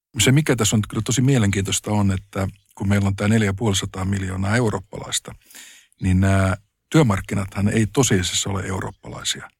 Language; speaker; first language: Finnish; native; Finnish